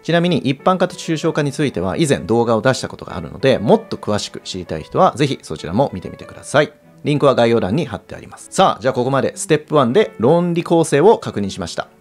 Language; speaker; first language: Japanese; native; Japanese